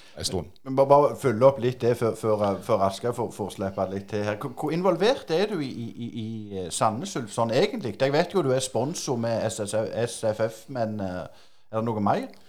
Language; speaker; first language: Norwegian; native; Norwegian